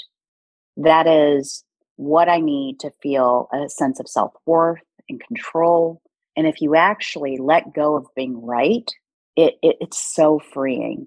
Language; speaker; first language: English; early bilingual, other home language; Korean